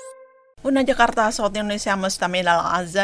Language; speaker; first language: Arabic; non-native, fluent; Indonesian